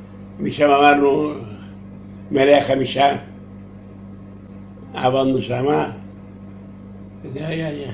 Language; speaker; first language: Hebrew; non-native, learner; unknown